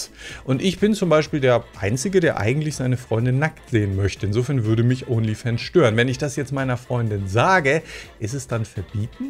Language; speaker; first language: German; native; German